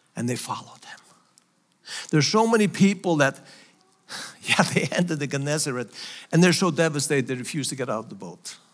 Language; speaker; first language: English; non-native, fluent; Faroese